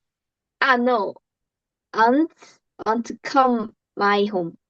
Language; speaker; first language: English; non-native, learner; Korean